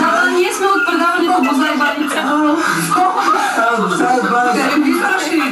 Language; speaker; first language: Bulgarian; native; Bulgarian